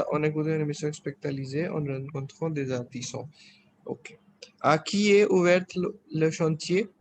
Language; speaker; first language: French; non-native, fluent; Hindi